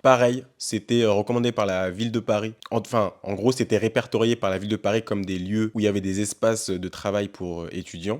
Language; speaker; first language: French; native; French